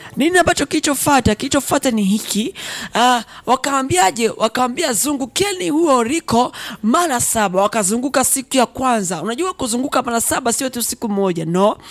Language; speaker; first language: Swahili; non-native, local second language; Rundi